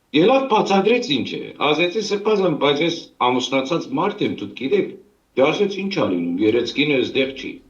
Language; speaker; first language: Armenian; early bilingual, heritage; Armenian